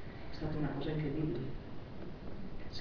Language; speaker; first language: Italian; non-native, fluent; Greek